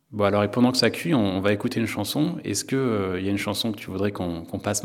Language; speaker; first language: French; native; French